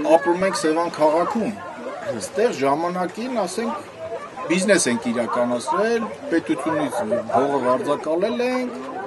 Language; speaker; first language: Armenian; native; Armenian